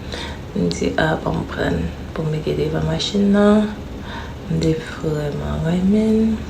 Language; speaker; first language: French; non-native, learner; Haitian Creole